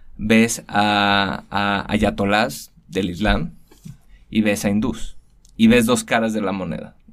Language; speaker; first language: Spanish; native; Spanish